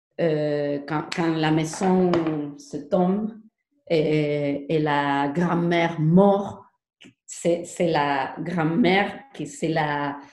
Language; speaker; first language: French; non-native, learner; Spanish